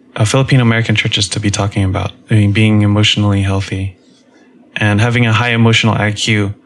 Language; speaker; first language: English; native; English